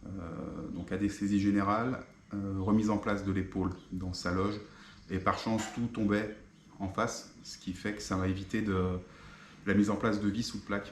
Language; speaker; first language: French; native; French